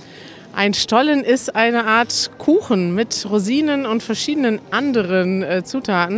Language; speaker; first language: German; native; German